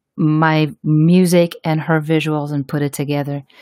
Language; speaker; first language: English; non-native, fluent; Hebrew